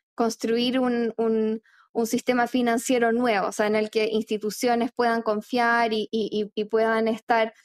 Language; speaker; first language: Spanish; native; Spanish